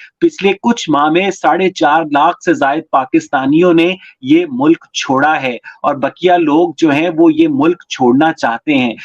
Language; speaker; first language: Urdu; native; Urdu